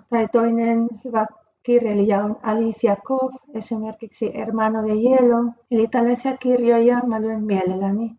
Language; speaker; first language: Finnish; non-native, fluent; Spanish